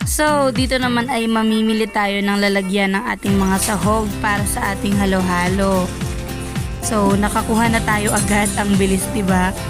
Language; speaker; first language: Filipino; non-native, local second language; Pampanga